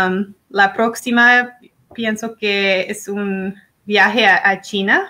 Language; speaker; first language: Spanish; non-native, learner; English